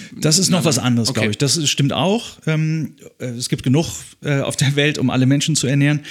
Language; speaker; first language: German; native; German